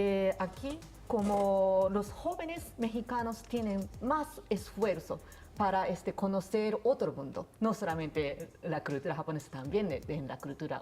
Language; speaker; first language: Spanish; non-native, learner; Japanese